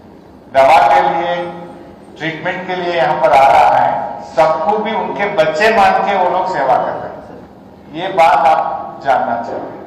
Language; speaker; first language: Hindi; non-native, local second language; Telugu